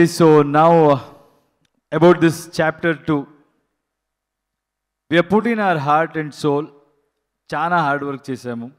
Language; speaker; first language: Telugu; non-native, learner; Kannada